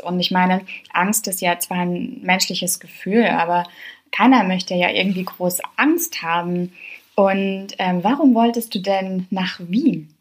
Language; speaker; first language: German; non-native, learner; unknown